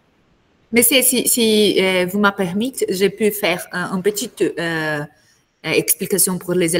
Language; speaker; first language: French; non-native, learner; Portuguese